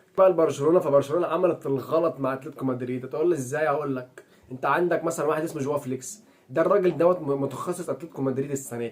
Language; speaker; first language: Arabic; native; Arabic